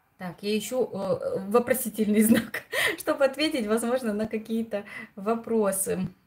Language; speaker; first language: Russian; non-native, local second language; Romanian